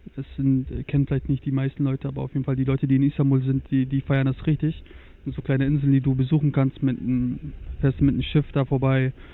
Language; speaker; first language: German; early bilingual, other home language; Turkish